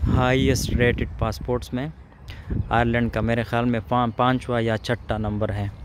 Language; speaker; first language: Urdu; native; Urdu